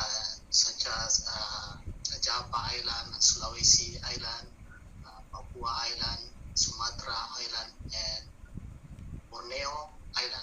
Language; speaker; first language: English; non-native, learner; Indonesian